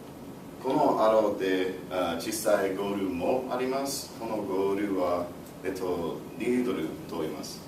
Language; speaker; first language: Japanese; non-native, learner; English